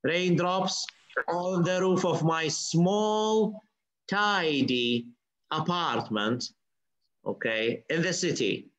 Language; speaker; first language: English; non-native, fluent; Arabic